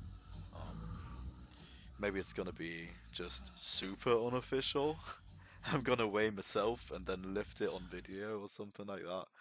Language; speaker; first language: English; non-native, fluent; German